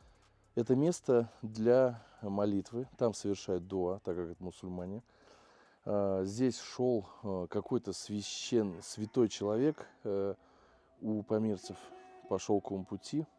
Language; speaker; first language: Russian; native; Russian